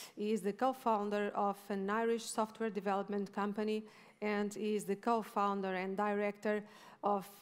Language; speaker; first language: English; non-native, fluent; Portuguese